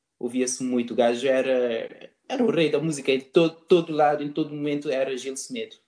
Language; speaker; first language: Portuguese; non-native, local second language; Kabuverdianu